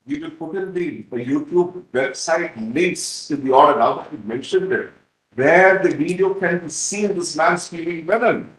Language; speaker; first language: English; non-native, local second language; Hindi